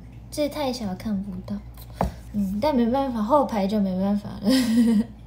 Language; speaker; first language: Chinese; non-native, fluent; Japanese